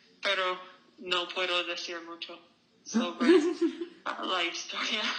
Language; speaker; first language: Spanish; non-native, learner; English